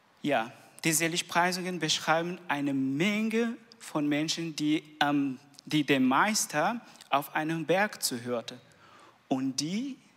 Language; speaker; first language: German; non-native, learner; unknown